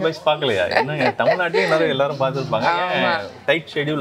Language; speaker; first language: Tamil; native; Tamil